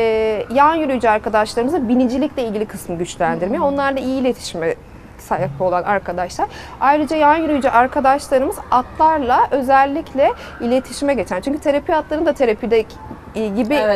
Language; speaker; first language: Turkish; native; Turkish